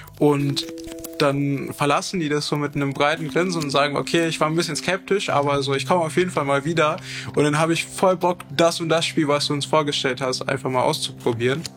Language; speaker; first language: German; early bilingual, other home language; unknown